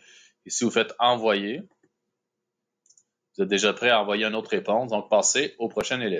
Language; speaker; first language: French; native; French